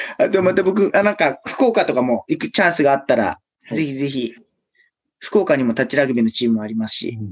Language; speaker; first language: Japanese; native; Japanese